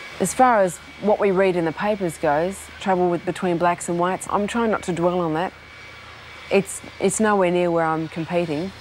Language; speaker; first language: English; native; English